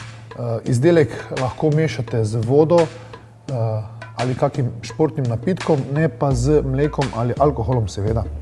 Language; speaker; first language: Slovenian; native; Slovenian